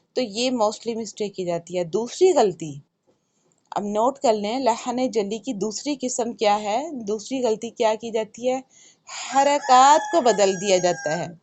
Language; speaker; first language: Urdu; native; Urdu